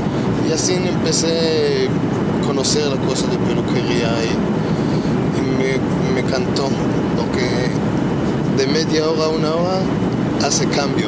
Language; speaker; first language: Spanish; early bilingual, heritage; Hebrew